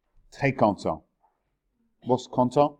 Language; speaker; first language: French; non-native, fluent; English